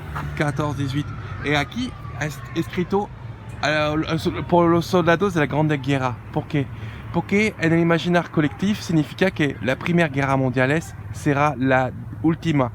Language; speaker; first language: Spanish; non-native, learner; French